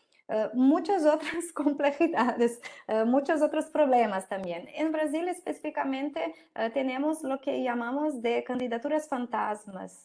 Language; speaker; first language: Spanish; non-native, local second language; Portuguese